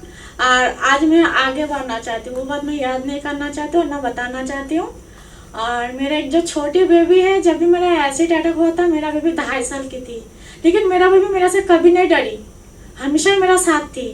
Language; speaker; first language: Hindi; non-native, local second language; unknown